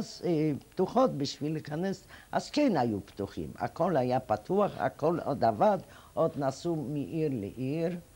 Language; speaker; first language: Hebrew; non-native, fluent; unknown